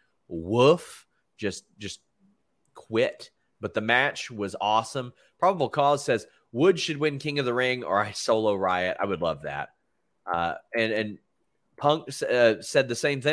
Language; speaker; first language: English; native; English